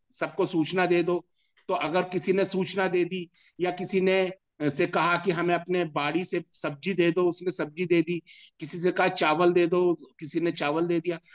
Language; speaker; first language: Hindi; native; Hindi